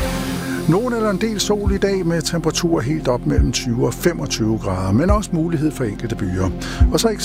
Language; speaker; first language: Danish; native; Danish